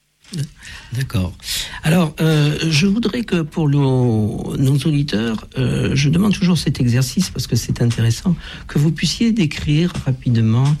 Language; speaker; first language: French; native; French